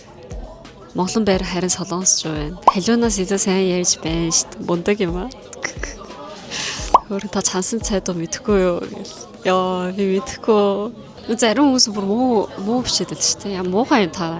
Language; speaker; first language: Mongolian; early bilingual, heritage; Korean